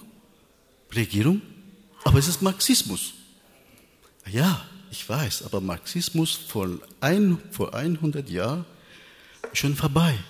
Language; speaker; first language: German; non-native, learner; Persian